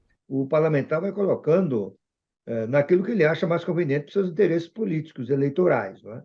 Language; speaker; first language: Portuguese; native; Portuguese